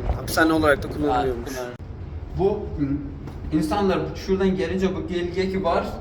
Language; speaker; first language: Turkish; non-native, learner; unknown